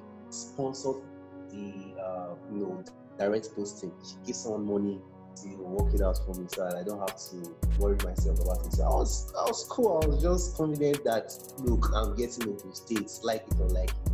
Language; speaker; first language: English; non-native, local second language; Igbo